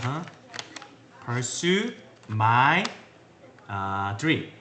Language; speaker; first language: English; non-native, learner; Korean